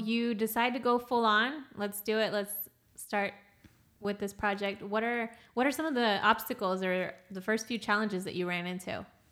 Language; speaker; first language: English; early bilingual, other home language; Spanish